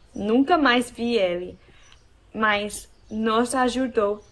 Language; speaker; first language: Portuguese; non-native, fluent; English